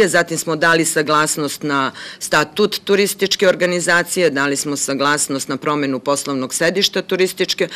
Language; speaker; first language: Serbian; native; Serbian